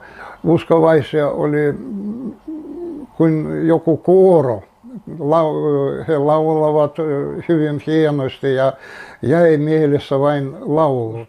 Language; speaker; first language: Finnish; non-native, learner; Russian